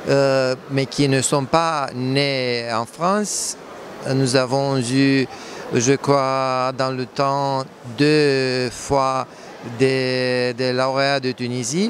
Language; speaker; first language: French; non-native, fluent; Romanian